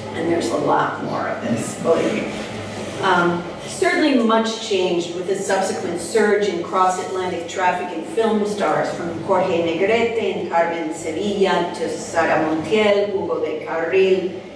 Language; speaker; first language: English; native; English